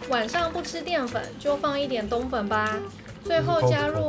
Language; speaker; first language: Chinese; native; Chinese